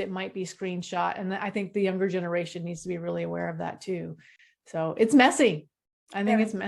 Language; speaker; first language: English; native; English